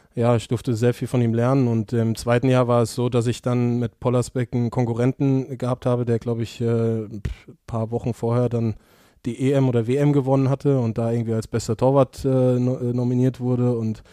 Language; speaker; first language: German; native; German